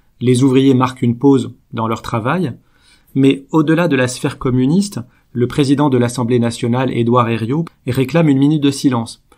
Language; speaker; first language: French; native; French